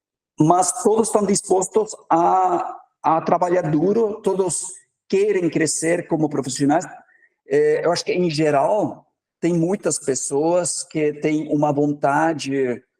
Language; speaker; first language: Portuguese; non-native, fluent; Norwegian